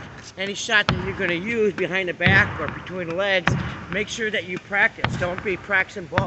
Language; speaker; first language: English; native; English